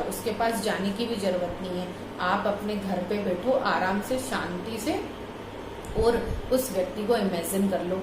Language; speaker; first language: Hindi; native; Hindi